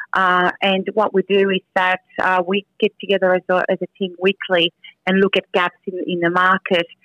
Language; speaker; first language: English; early bilingual, other home language; Spanish